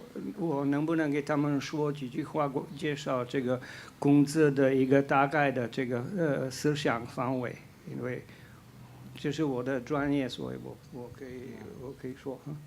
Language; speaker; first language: Chinese; non-native, fluent; Slovenian